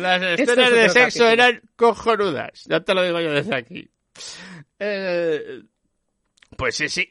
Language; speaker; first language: Spanish; native; Spanish